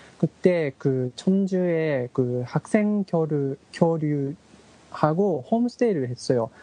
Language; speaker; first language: Korean; non-native, learner; Japanese